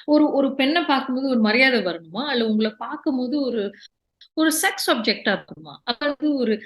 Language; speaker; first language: Tamil; early bilingual, heritage; Tamil